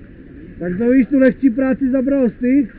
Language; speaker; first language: Czech; native; Czech